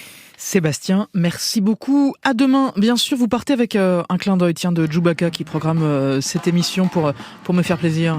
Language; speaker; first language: French; native; French